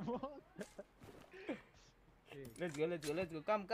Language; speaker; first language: English; non-native, local second language; Hindi